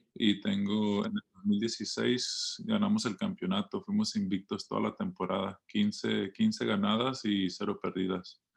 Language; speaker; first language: Spanish; early bilingual, heritage; Spanish